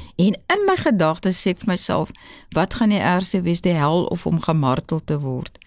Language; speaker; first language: Afrikaans; native; Afrikaans